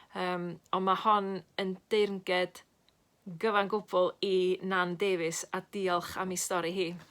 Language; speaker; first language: Welsh; native; Welsh